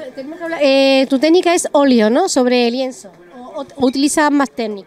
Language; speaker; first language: Spanish; native; Spanish